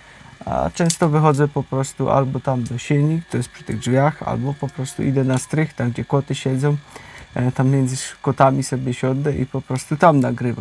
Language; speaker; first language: Polish; native; Polish